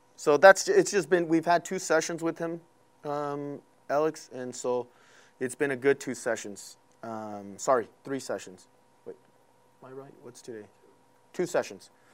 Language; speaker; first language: English; early bilingual, other home language; Spanish